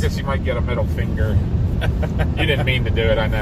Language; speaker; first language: English; native; English